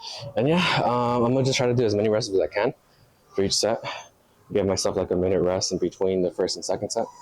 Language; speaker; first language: English; native; English